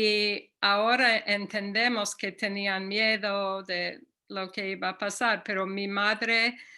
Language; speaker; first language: Spanish; non-native, fluent; English